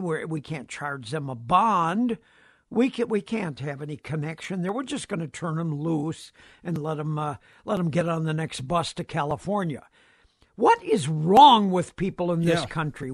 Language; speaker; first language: English; native; English